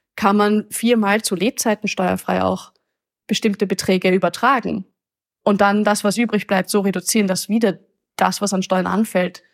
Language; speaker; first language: German; native; German